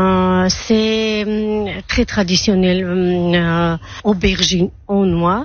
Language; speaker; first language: French; non-native, learner; Georgian